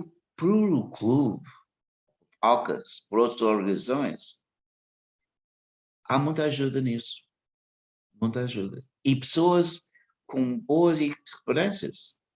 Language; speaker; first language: Portuguese; early bilingual, heritage; English